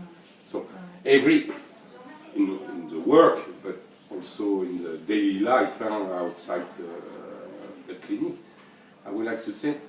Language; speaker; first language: English; non-native, learner; French